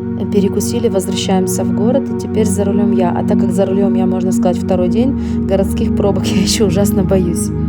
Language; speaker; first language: Russian; native; Russian